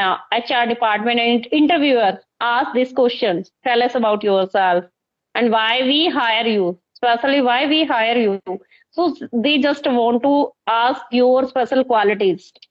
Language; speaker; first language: English; non-native, local second language; Hindi